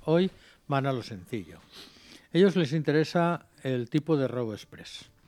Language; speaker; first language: Spanish; non-native, local second language; Catalan